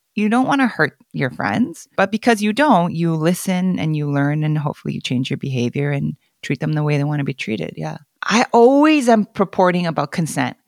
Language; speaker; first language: English; non-native, fluent; Korean